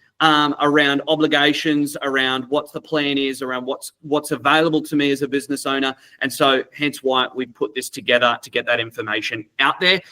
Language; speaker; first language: English; native; English